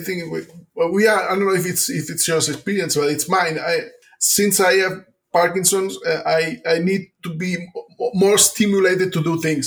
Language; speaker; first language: English; non-native, fluent; Italian